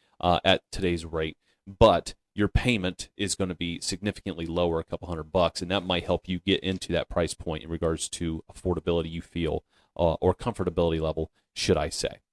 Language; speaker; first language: English; native; English